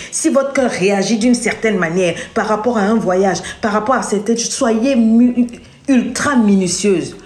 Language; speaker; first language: French; non-native, local second language; Lingala